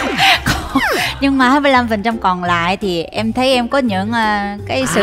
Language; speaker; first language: Vietnamese; non-native, fluent; Korean